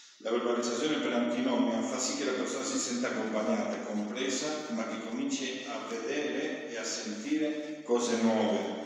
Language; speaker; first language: Italian; non-native, fluent; Spanish